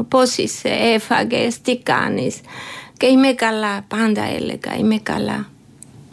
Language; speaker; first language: Greek; non-native, learner; Georgian